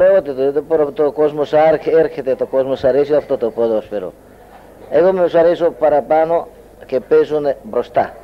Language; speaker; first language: Greek; non-native, learner; Hungarian